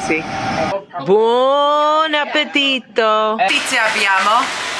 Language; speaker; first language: Italian; non-native, learner; English